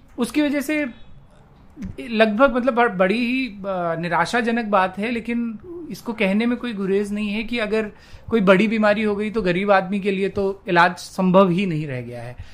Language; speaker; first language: Hindi; native; Hindi